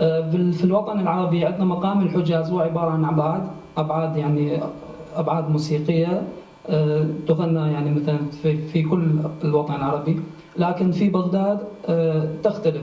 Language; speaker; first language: Arabic; native; Arabic